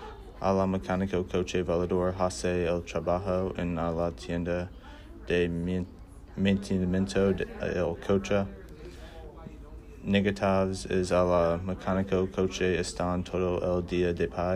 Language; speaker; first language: Spanish; non-native, learner; English